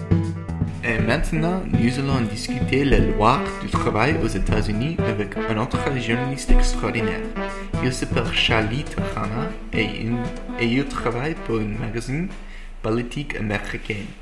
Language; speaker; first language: French; non-native, learner; English